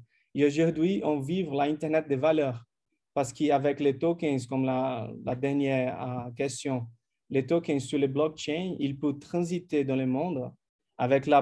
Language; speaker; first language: French; non-native, fluent; Portuguese